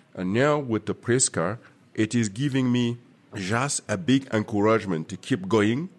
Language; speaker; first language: English; non-native, fluent; Mossi